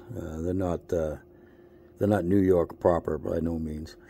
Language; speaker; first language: English; native; English